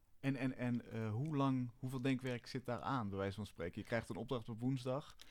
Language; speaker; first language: Dutch; native; Dutch